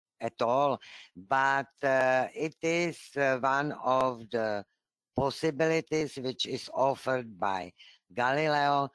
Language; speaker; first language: English; non-native, fluent; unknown